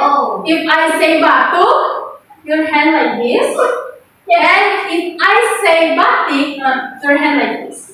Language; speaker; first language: English; non-native, learner; Indonesian